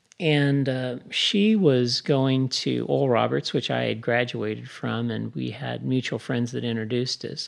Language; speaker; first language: English; native; English